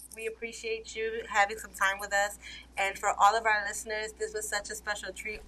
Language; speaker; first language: English; early bilingual, other home language; Spanish